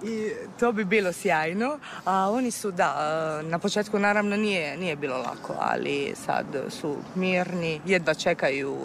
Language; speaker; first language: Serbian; non-native, fluent; Italian